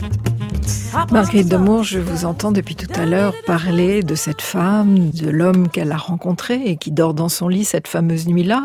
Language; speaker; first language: French; native; French